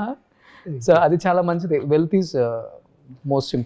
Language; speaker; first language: Telugu; native; Telugu